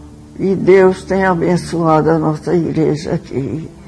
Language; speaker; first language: Portuguese; early bilingual, other home language; Swedish